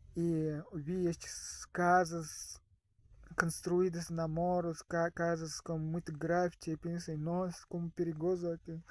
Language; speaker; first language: Portuguese; non-native, fluent; Russian